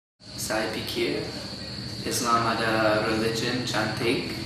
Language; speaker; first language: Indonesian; non-native, learner; English